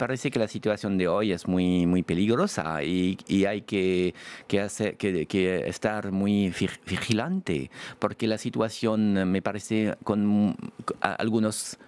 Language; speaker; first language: Spanish; non-native, fluent; French